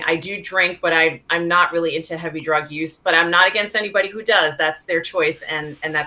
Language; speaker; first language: English; native; English